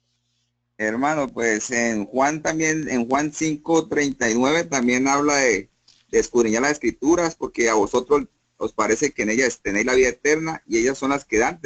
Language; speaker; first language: Spanish; native; Spanish